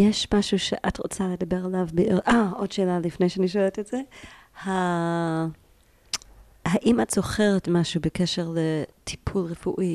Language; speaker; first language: Hebrew; native; Hebrew